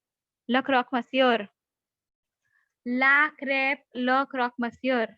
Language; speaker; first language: French; non-native, fluent; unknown